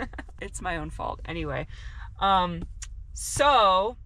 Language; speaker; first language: English; native; English